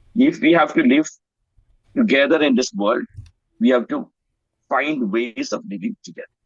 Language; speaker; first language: English; non-native, local second language; Malayalam